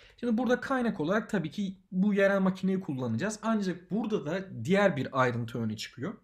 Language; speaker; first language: Turkish; native; Turkish